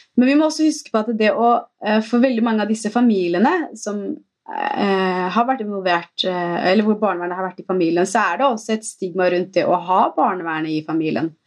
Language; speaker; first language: Norwegian; early bilingual, other home language; Somali